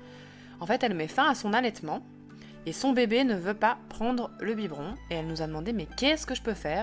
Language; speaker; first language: French; native; French